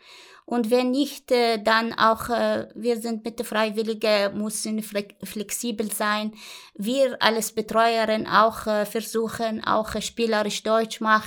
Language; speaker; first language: German; non-native, learner; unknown